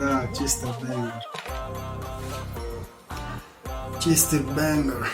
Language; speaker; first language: Russian; non-native, learner; Portuguese